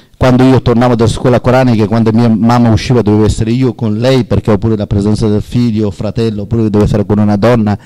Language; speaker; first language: Italian; non-native, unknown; Persian